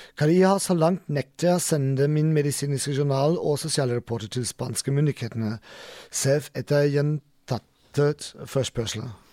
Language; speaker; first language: Norwegian; non-native, learner; German